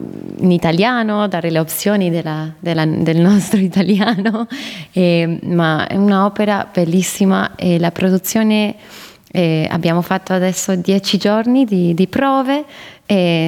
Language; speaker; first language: Italian; non-native, fluent; English